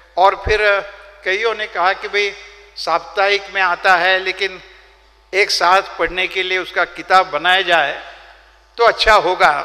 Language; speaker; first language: Hindi; non-native, local second language; Marathi